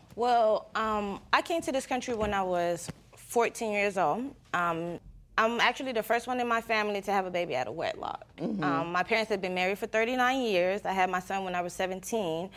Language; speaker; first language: English; non-native, fluent; Spanish